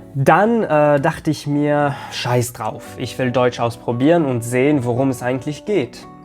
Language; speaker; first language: German; non-native, fluent; Arabic